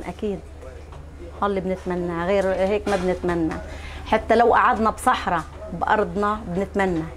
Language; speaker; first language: Arabic; native; Arabic